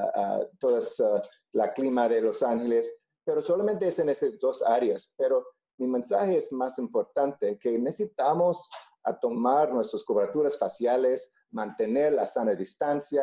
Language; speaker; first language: Spanish; non-native, local second language; English